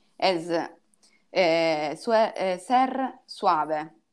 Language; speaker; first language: Spanish; non-native, learner; Italian